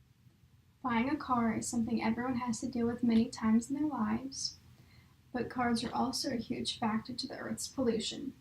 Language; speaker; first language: English; native; English